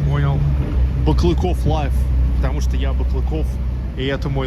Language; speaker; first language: Russian; native; Russian